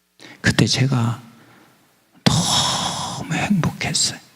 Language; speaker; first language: Korean; native; Korean